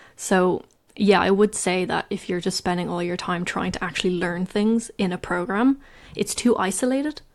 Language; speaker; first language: English; native; English